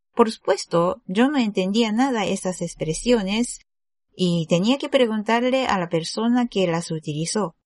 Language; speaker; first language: Spanish; non-native, fluent; Japanese